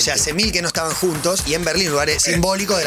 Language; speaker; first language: Spanish; native; Spanish